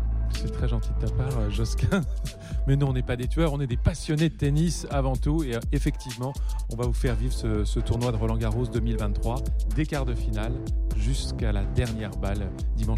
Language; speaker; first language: French; native; French